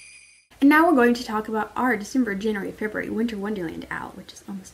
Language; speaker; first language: English; native; English